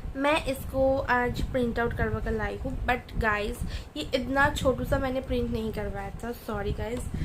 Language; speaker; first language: Hindi; non-native, local second language; Bangla